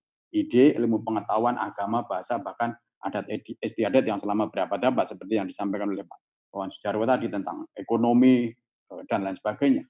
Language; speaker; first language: Indonesian; native; Indonesian